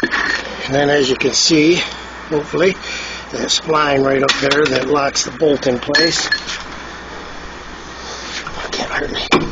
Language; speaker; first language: English; native; English